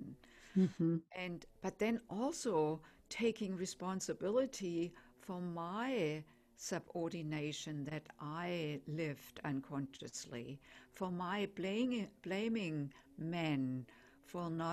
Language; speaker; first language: English; non-native, fluent; German